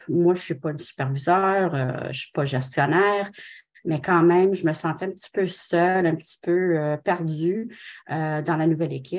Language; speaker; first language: French; non-native, local second language; English